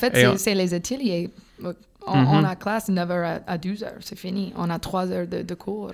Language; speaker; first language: French; non-native, fluent; English